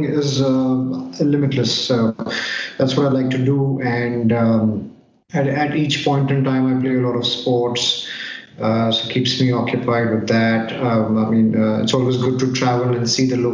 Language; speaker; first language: English; non-native, local second language; Hindi